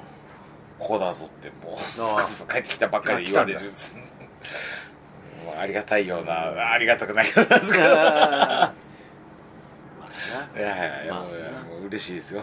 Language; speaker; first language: Japanese; native; Japanese